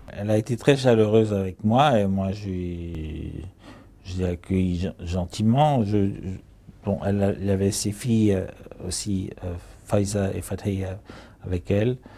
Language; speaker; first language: French; early bilingual, other home language; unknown